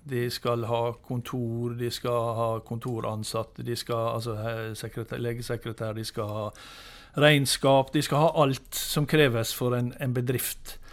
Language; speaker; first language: Norwegian; native; Norwegian